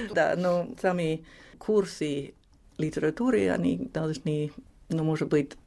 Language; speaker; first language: Russian; non-native, fluent; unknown